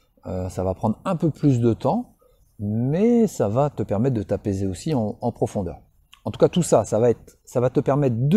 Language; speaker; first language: French; native; French